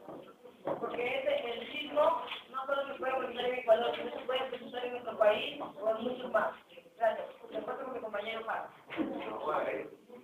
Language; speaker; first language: Spanish; native; Spanish